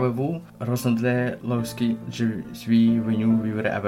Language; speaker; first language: French; non-native, learner; Ukrainian